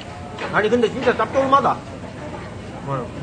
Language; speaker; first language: Korean; native; Korean